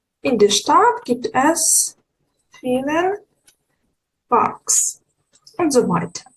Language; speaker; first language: German; non-native, learner; Ukrainian